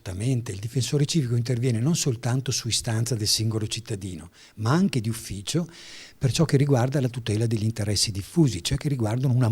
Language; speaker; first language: Italian; native; Italian